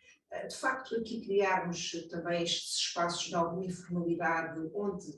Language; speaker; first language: Portuguese; native; Portuguese